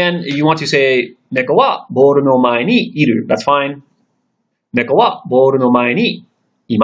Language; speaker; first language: Japanese; non-native, fluent; English